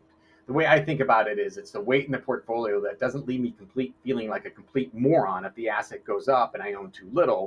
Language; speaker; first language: English; native; English